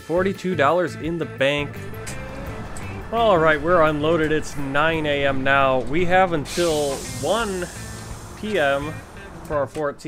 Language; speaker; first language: English; native; English